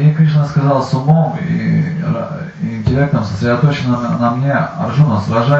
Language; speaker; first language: Russian; native; Russian